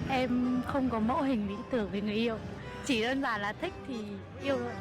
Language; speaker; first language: Vietnamese; native; Vietnamese